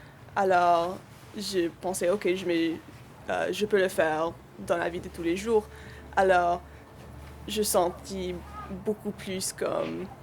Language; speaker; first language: French; non-native, local second language; English